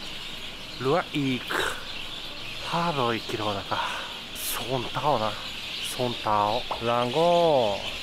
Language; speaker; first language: Thai; non-native, learner; Japanese